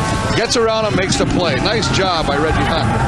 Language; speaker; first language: English; native; English